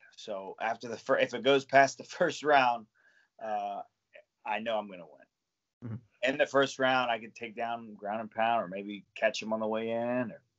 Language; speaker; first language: English; native; English